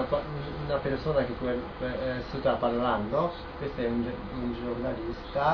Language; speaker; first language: Italian; non-native, learner; Japanese